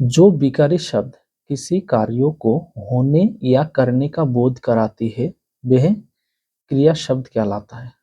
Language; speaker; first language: Hindi; non-native, local second language; Bangla